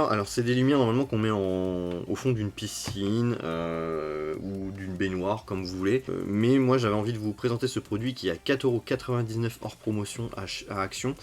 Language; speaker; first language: French; native; French